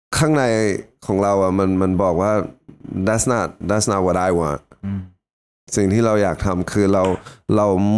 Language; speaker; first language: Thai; early bilingual, heritage; Thai